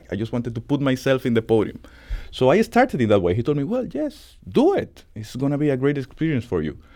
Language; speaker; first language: English; non-native, fluent; Spanish